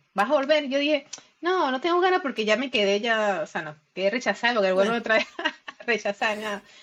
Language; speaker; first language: Spanish; native; Spanish